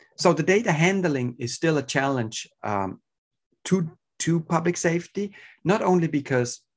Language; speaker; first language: English; non-native, fluent; Swiss German